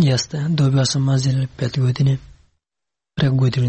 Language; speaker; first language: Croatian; non-native, learner; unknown